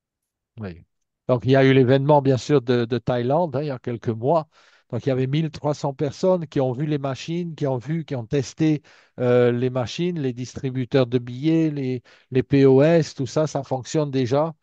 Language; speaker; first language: French; native; French